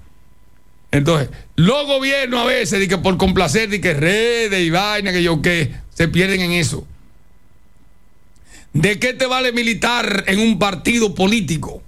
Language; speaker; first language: Spanish; native; Spanish